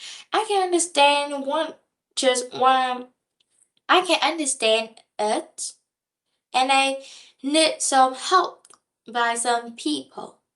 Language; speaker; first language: English; non-native, learner; Vietnamese